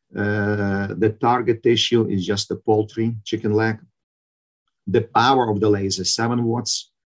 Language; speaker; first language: English; non-native, fluent; Ukrainian